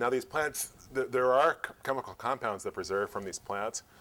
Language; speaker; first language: English; native; English